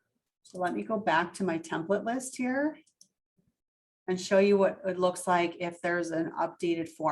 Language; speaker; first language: English; native; English